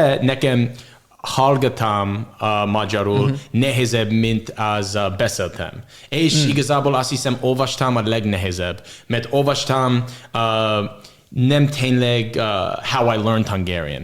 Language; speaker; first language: Hungarian; non-native, learner; English